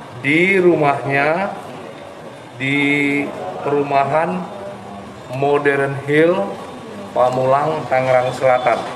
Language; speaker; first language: Indonesian; native; Indonesian